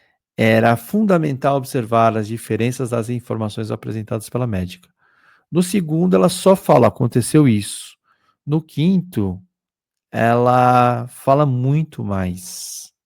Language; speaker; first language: Portuguese; native; Portuguese